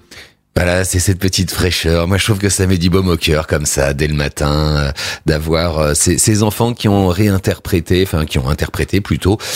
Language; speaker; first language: French; native; French